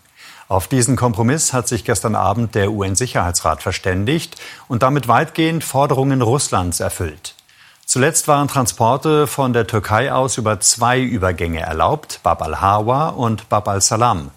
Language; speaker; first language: German; native; German